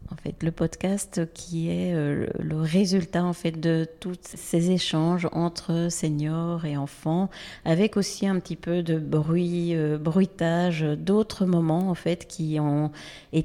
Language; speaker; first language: French; native; French